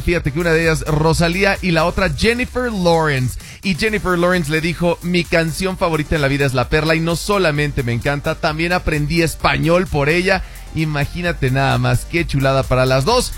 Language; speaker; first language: Spanish; native; Spanish